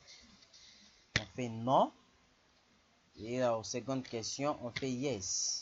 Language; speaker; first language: French; non-native, local second language; Lingala